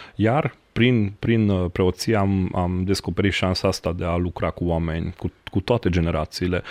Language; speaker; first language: Romanian; non-native, local second language; Hungarian